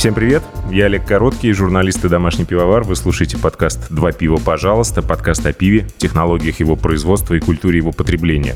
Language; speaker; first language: Russian; native; Russian